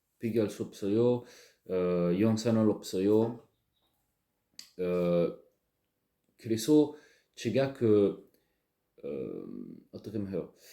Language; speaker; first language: Korean; non-native, learner; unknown